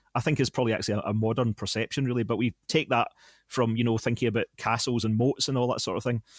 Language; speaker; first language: English; native; English